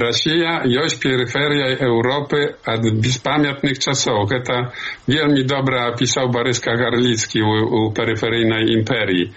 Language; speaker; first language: Polish; non-native, learner; Belarusian